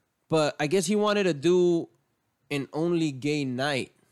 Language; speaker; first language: English; early bilingual, other home language; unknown